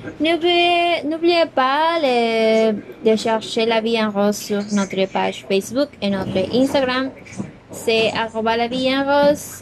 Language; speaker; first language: French; non-native, learner; Spanish